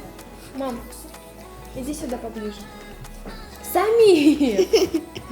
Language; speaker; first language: Russian; native; Russian